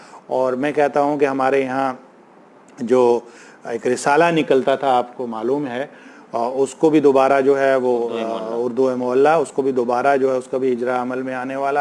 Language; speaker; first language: Urdu; native; Urdu